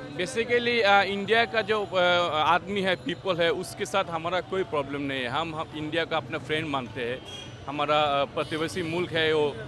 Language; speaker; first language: Hindi; non-native, fluent; Bangla